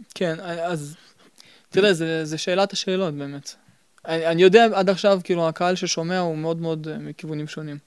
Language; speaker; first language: Hebrew; early bilingual, other home language; Russian